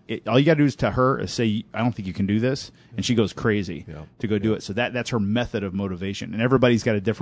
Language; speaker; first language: English; native; English